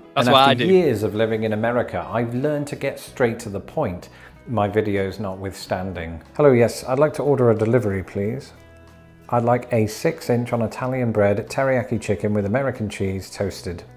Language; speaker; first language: English; native; English